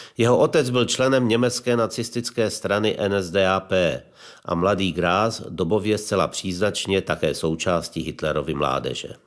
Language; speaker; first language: Czech; native; Czech